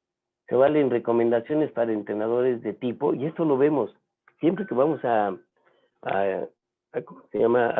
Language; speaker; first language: Spanish; native; Spanish